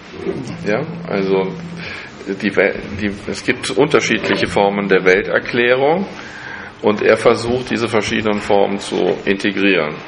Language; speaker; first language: German; non-native, fluent; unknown